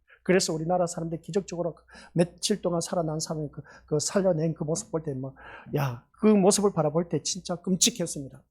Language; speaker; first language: Korean; native; Korean